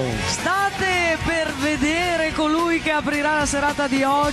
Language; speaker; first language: Italian; native; Italian